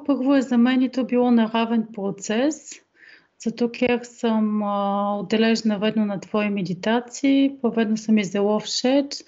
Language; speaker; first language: Slovenian; non-native, fluent; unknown